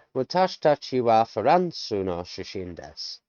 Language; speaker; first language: Japanese; non-native, learner; English